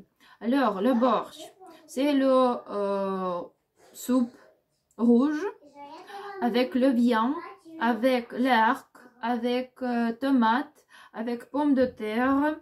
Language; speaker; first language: French; non-native, learner; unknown